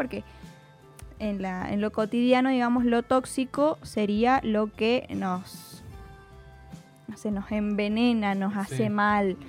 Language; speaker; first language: Spanish; native; Spanish